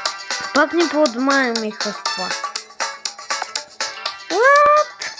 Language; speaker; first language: Bulgarian; native; Bulgarian